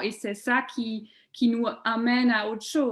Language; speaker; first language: French; non-native, local second language; German